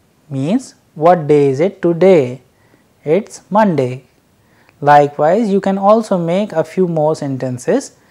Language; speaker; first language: English; non-native, local second language; Hindi